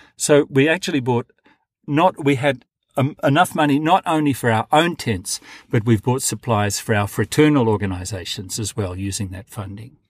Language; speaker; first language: English; native; English